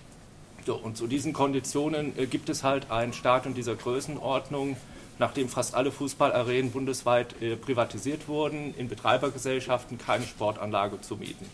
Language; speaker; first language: German; native; German